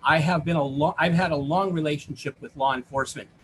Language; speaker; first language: English; native; English